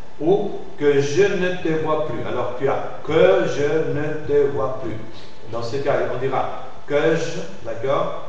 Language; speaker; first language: French; non-native, fluent; Spanish